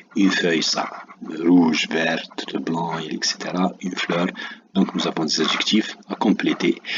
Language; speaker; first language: French; non-native, local second language; Arabic